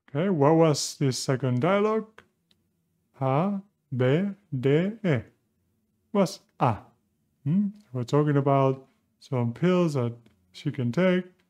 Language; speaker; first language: English; non-native, fluent; Spanish